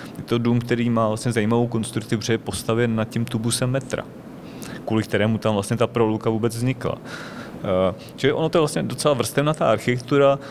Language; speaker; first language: Czech; native; Czech